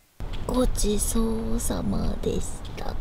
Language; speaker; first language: Japanese; native; Japanese